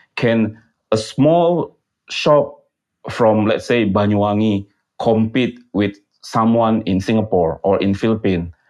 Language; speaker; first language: English; non-native, fluent; Indonesian